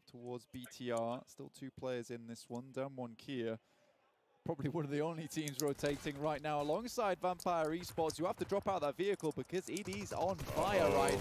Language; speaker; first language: English; native; English